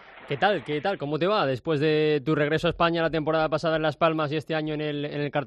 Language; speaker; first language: Spanish; native; Spanish